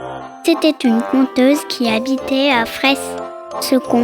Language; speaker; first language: French; native; French